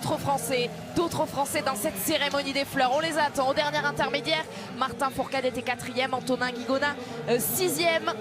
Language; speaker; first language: French; native; French